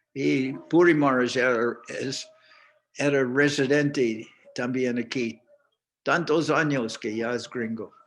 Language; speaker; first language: Spanish; non-native, fluent; English